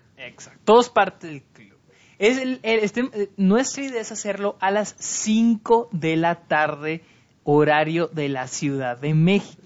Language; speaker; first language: Spanish; native; Spanish